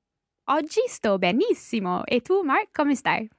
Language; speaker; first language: Italian; non-native, learner; English